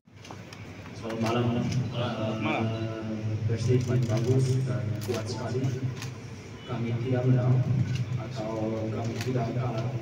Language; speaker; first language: Indonesian; non-native, learner; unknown